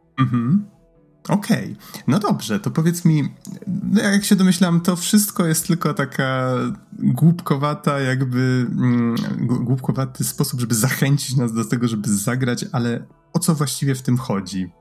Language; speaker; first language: Polish; native; Polish